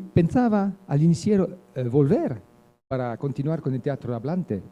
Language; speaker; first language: Spanish; non-native, learner; French